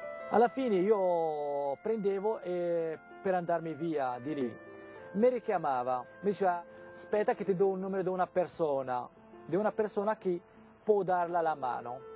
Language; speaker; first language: Italian; non-native, fluent; Arabic